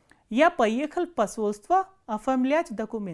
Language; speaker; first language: Russian; non-native, fluent; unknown